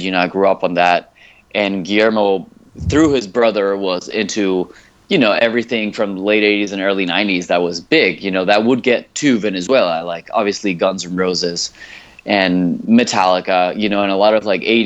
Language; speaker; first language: English; non-native, fluent; Spanish